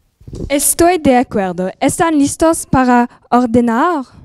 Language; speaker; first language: Spanish; non-native, learner; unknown